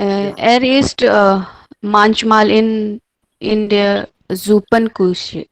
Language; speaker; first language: German; non-native, learner; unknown